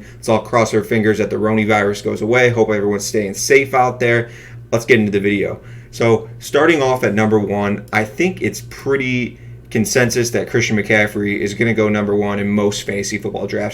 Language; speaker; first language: English; native; English